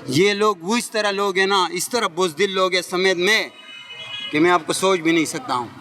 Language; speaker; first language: Urdu; non-native, local second language; Pashto